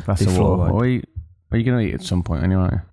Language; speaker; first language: English; native; English